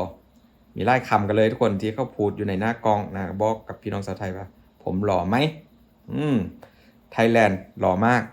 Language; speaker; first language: Thai; non-native, local second language; Northeastern Thai